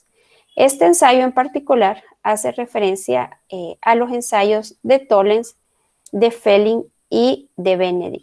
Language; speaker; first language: Spanish; native; Spanish